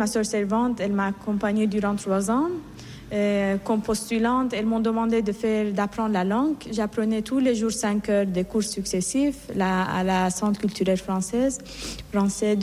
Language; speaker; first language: French; non-native, fluent; Assyrian Neo-Aramaic